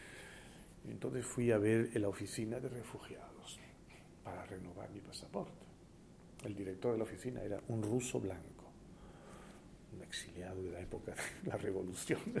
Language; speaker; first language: Spanish; early bilingual, heritage; Spanish